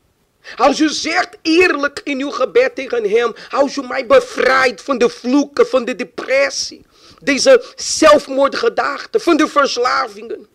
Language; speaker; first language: Dutch; non-native, fluent; Portuguese